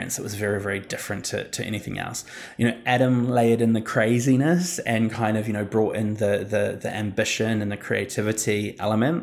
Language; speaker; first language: English; native; English